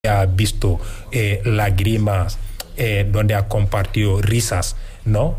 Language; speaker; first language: Spanish; non-native, fluent; Wolof